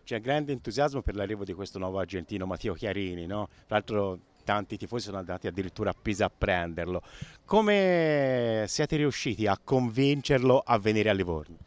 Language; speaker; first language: Italian; native; Italian